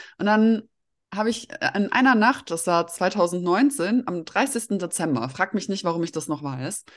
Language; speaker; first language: German; early bilingual, other home language; Russian